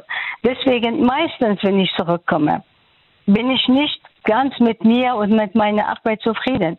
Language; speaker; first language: German; non-native, fluent; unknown